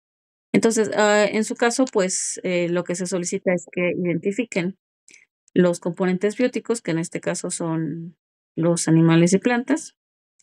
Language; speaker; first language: Spanish; native; Spanish